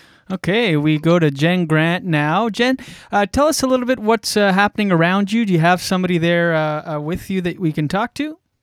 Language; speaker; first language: English; early bilingual, other home language; French